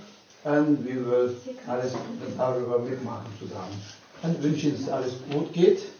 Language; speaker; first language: German; non-native, learner; Tibetan